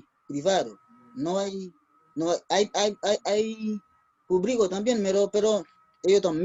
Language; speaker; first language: Spanish; non-native, learner; Haitian Creole